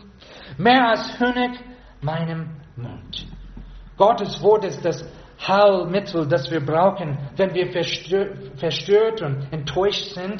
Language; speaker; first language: German; non-native, fluent; English